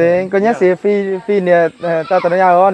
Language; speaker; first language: Portuguese; non-native, learner; Vietnamese